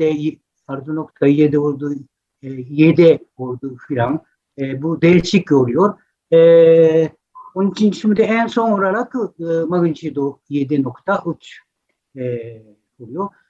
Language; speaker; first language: Turkish; non-native, fluent; Japanese